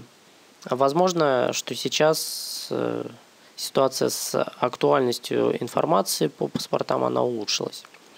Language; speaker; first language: Russian; native; Russian